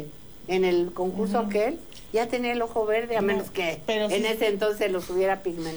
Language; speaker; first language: Spanish; native; Spanish